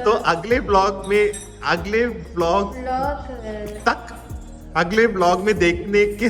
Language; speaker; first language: Hindi; non-native, local second language; Malayalam